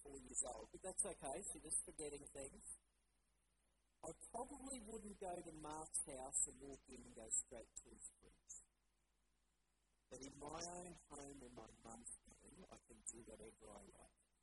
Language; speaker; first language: English; native; English